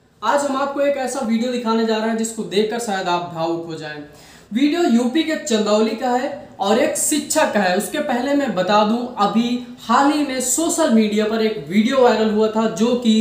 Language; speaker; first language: Hindi; native; Hindi